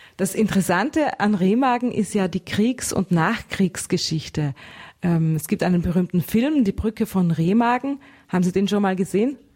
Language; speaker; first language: German; native; German